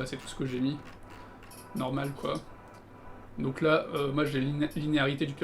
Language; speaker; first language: French; native; French